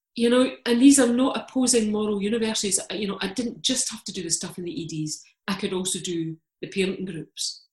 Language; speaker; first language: English; native; English